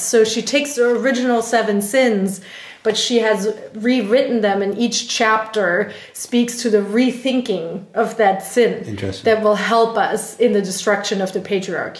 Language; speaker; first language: English; non-native, fluent; German